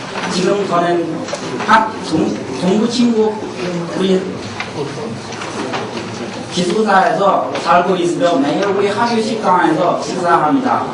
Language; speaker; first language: Korean; non-native, learner; Chinese